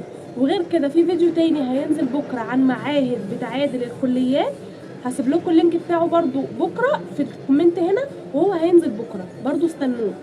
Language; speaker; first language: Arabic; native; Arabic